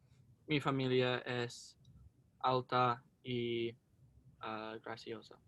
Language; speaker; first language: Spanish; non-native, learner; English